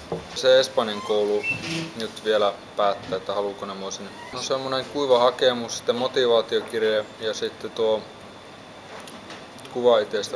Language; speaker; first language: Finnish; native; Finnish